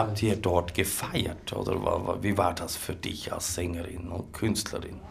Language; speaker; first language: German; native; German